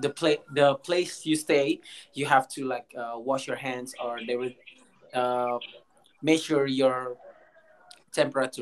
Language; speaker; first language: English; non-native, learner; Indonesian